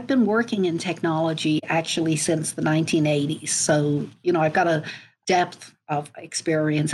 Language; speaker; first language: English; native; English